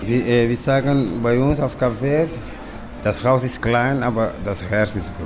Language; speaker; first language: German; non-native, fluent; Kabuverdianu